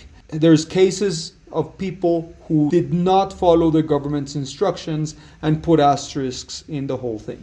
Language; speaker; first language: English; non-native, fluent; Spanish